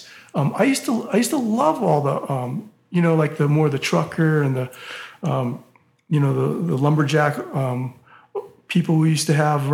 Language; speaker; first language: English; native; English